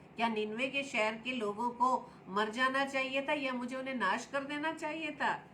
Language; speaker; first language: Hindi; native; Hindi